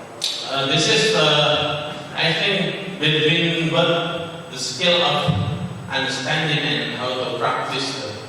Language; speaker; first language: English; non-native, fluent; Indonesian